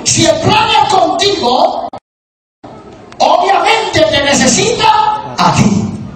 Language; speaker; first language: Spanish; native; Spanish